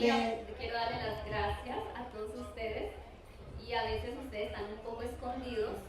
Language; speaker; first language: Spanish; native; Spanish